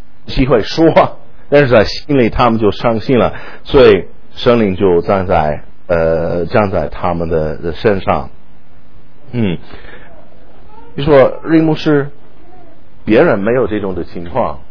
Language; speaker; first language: Chinese; non-native, fluent; English